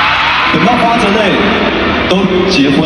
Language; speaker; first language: Chinese; native; Chinese